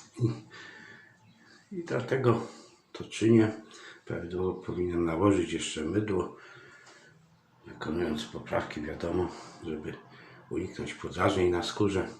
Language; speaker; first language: Polish; native; Polish